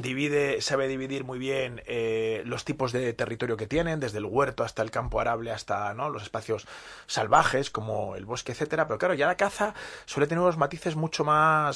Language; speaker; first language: Spanish; native; Spanish